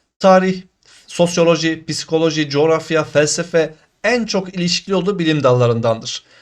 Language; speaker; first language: Turkish; native; Turkish